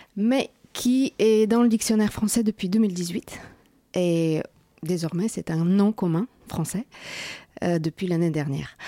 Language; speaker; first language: French; non-native, fluent; Bulgarian